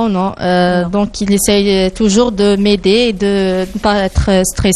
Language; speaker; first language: French; non-native, learner; Arabic